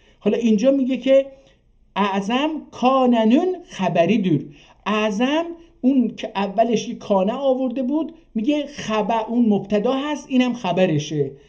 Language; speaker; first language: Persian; non-native, local second language; Azerbaijani